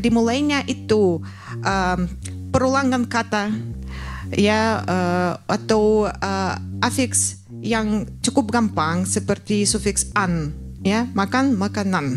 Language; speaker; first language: Indonesian; non-native, fluent; Russian